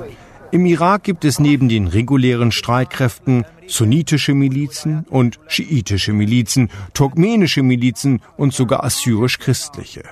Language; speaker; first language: German; native; German